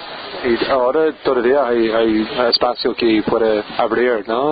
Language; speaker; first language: Spanish; non-native, learner; English